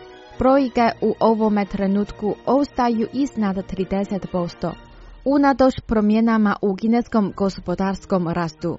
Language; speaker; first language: Croatian; non-native, fluent; Chinese